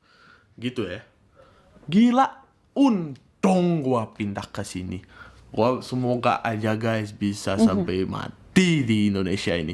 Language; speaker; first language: Indonesian; early bilingual, other home language; Russian